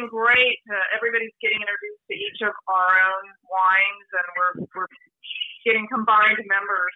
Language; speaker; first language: English; native; English